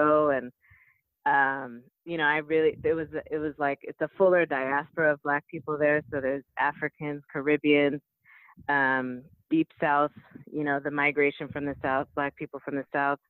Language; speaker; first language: English; native; English